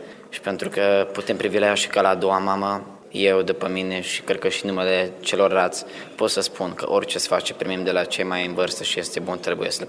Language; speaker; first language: Romanian; early bilingual, other home language; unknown